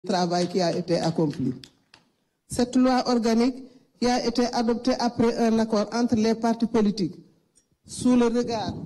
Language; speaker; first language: French; non-native, local second language; Wolof